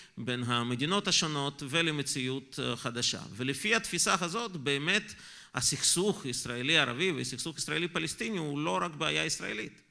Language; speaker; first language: Hebrew; non-native, fluent; Russian